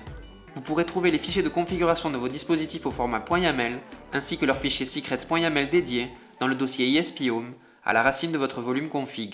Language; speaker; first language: French; native; French